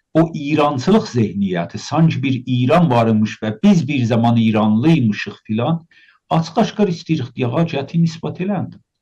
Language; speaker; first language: Azerbaijani; native; Azerbaijani